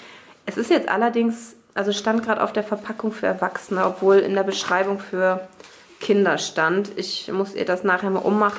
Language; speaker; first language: German; native; German